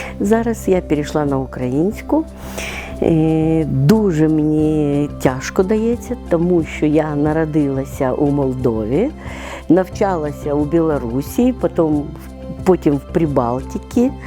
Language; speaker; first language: Ukrainian; non-native, learner; Russian